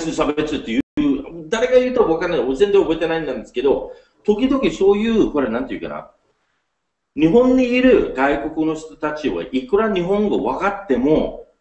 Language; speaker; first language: Japanese; non-native, fluent; English